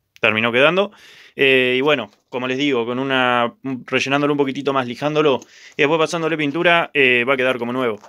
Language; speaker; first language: Spanish; native; Spanish